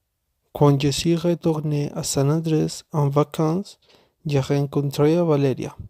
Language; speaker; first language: French; non-native, learner; Spanish